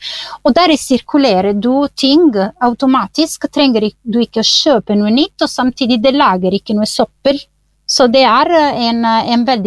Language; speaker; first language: Norwegian; non-native, fluent; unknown